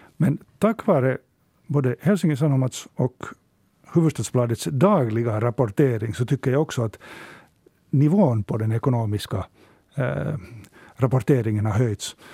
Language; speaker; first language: Swedish; native; Swedish